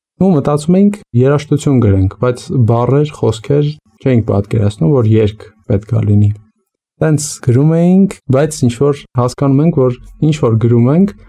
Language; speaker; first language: Armenian; native; Armenian